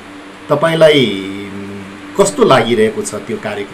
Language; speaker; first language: Nepali; non-native, local second language; Newari